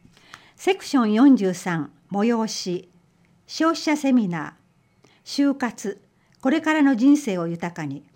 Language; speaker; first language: Japanese; native; Japanese